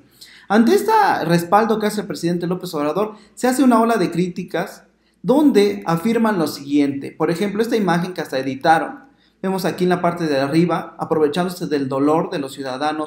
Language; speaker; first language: Spanish; native; Spanish